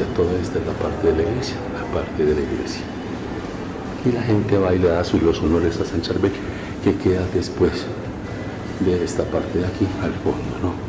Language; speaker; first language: Spanish; native; Spanish